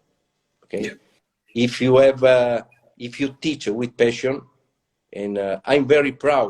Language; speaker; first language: English; non-native, learner; Italian